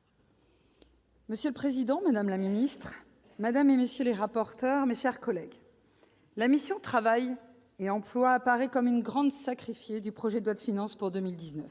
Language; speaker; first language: French; native; French